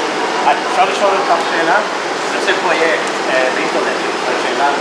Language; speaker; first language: Hebrew; non-native, fluent; English